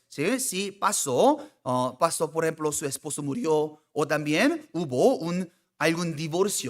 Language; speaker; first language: Spanish; non-native, fluent; Korean